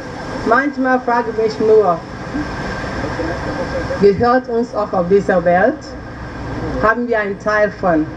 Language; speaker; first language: German; non-native, learner; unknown